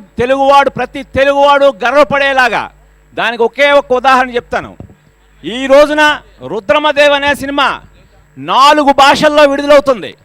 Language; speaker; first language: Telugu; native; Telugu